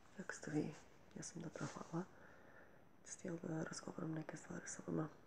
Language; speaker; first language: Bosnian; early bilingual, heritage; Bosnian